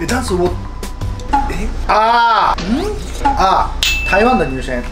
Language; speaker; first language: Chinese; non-native, learner; Japanese